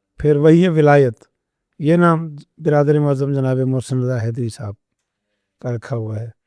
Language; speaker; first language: Urdu; non-native, local second language; Saraiki